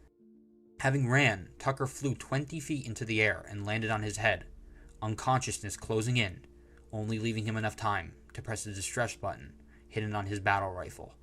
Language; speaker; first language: English; native; English